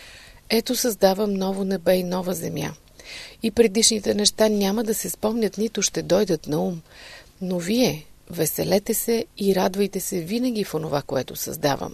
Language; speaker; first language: Bulgarian; native; Bulgarian